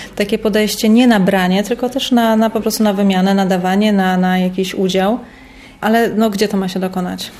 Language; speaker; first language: Polish; native; Polish